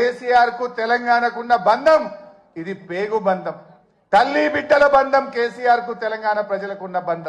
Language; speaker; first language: Telugu; native; Telugu